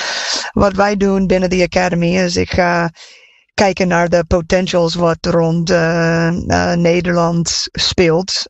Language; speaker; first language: Dutch; non-native, fluent; English